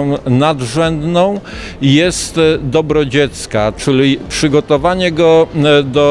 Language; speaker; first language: Polish; native; Polish